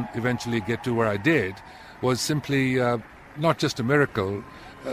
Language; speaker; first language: English; non-native, local second language; Tamil